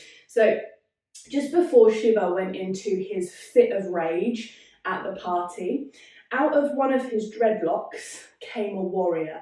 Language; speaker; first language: English; native; English